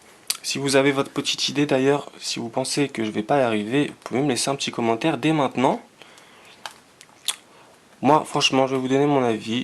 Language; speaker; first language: French; native; French